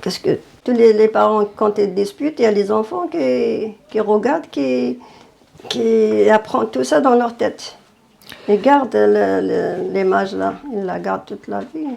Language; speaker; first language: French; non-native, fluent; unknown